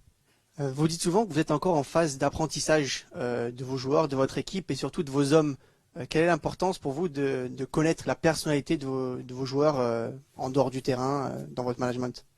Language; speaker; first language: French; native; French